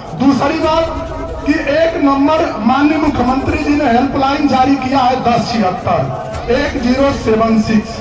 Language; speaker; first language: Hindi; native; Hindi